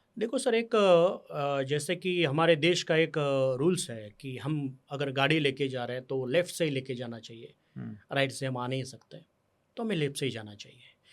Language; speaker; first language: Hindi; non-native, local second language; Marathi